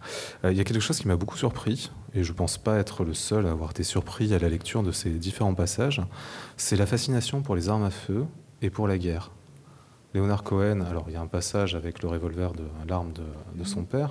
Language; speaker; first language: French; native; French